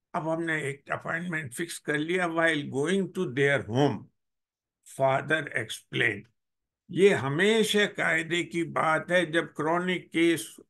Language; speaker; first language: Hindi; native; Hindi